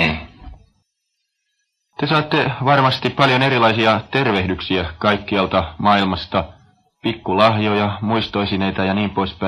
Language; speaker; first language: Finnish; native; Finnish